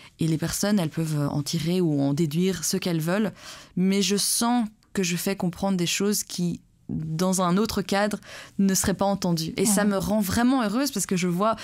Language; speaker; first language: French; early bilingual, other home language; Persian